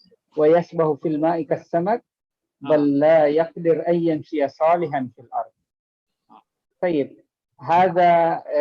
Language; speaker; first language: Arabic; non-native, fluent; Indonesian